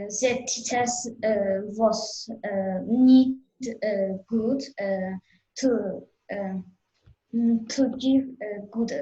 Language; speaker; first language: English; non-native, learner; Azerbaijani